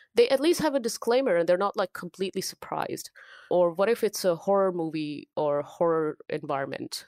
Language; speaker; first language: English; non-native, local second language; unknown